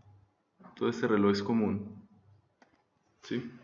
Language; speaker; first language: Spanish; native; Spanish